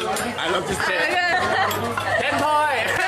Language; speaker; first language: English; non-native, learner; Thai